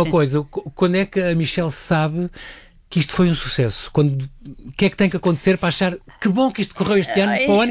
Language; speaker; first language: Portuguese; native; Portuguese